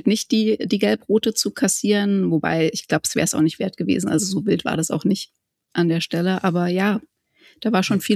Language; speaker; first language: German; native; German